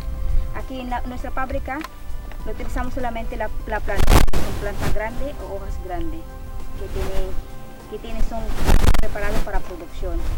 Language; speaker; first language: Spanish; non-native, fluent; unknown